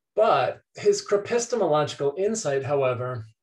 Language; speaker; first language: English; native; English